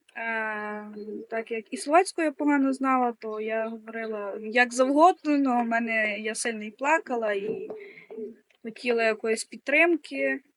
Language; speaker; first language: Ukrainian; native; Ukrainian